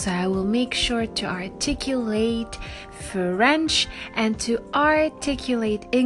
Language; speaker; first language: English; non-native, fluent; French